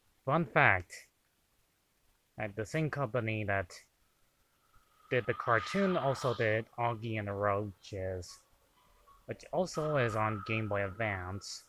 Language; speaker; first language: English; native; English